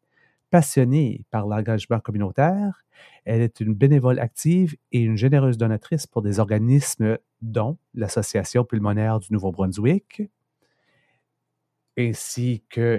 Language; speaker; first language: French; native; French